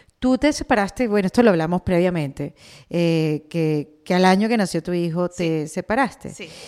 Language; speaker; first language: Spanish; native; Spanish